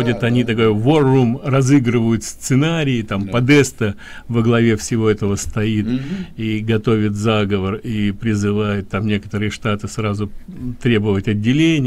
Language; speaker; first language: Russian; native; Russian